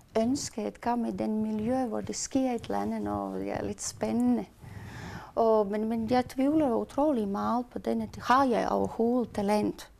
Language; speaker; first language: Danish; non-native, learner; Latvian